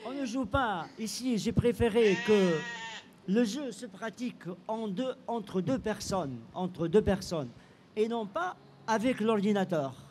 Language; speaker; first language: French; non-native, local second language; Arabic